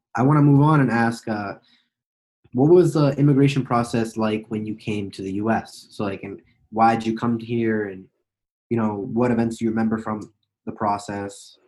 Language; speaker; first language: English; native; English